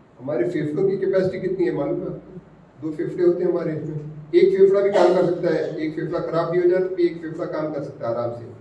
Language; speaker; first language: Hindi; non-native, local second language; Marathi